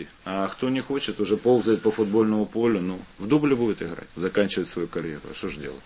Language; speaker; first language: Russian; native; Russian